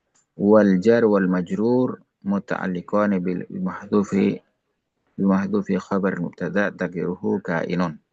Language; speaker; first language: Arabic; non-native, fluent; Indonesian